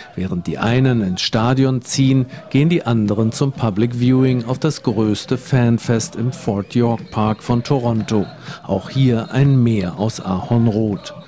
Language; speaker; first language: German; native; German